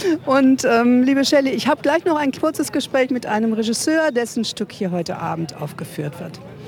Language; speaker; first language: German; native; German